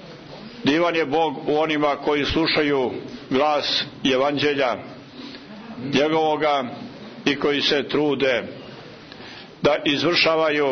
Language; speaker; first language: Croatian; native; Croatian